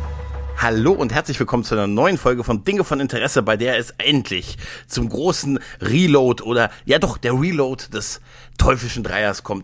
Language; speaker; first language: German; native; German